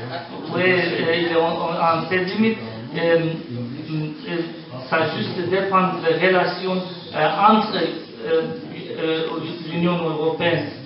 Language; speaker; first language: French; non-native, learner; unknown